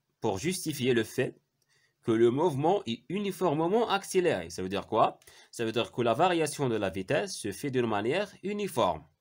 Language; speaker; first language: French; non-native, local second language; Arabic